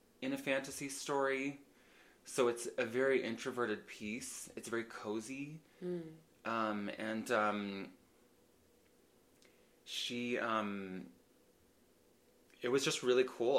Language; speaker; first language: English; native; English